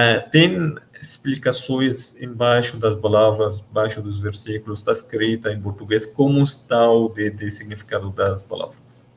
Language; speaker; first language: Portuguese; non-native, learner; Arabic